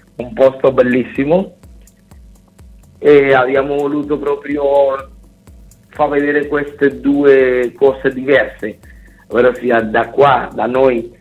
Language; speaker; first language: Italian; non-native, fluent; Spanish